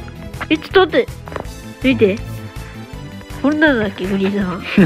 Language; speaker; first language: Japanese; native; Japanese